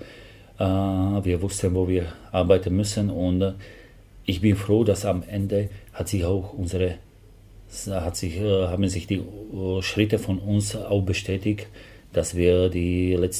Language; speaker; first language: German; non-native, fluent; Slovak